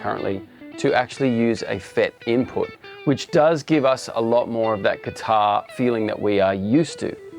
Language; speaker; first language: English; native; English